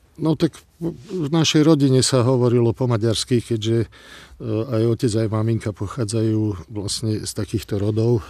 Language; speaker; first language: Slovak; non-native, local second language; Hungarian